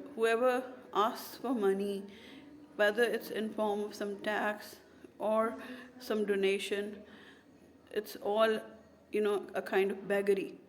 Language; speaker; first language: English; non-native, local second language; Urdu